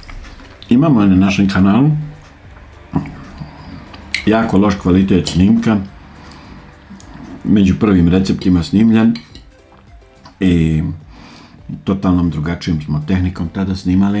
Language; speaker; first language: Serbian; native; Serbian